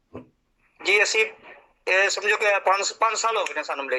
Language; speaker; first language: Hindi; non-native, local second language; Punjabi